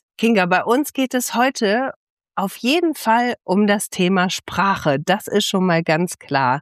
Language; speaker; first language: German; native; German